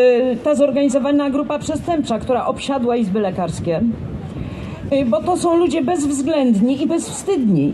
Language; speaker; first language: Polish; native; Polish